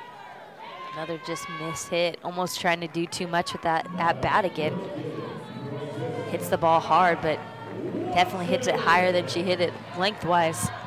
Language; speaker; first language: English; native; English